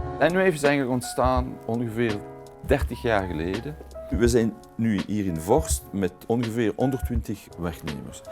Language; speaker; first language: Dutch; non-native, local second language; French